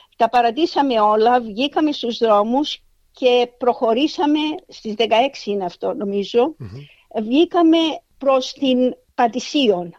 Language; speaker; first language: Greek; native; Greek